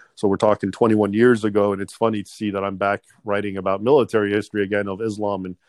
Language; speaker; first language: English; native; English